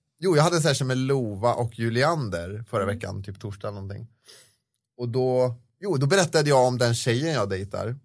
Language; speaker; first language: Swedish; native; Swedish